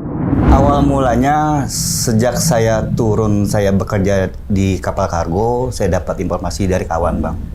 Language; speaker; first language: Indonesian; native; Indonesian